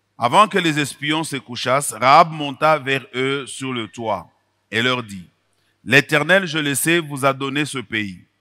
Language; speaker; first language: French; non-native, local second language; Swahili